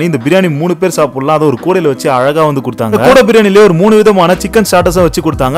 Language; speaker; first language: Tamil; native; Tamil